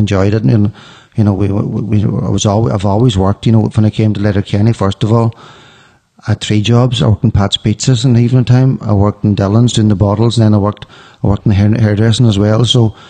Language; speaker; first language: English; native; English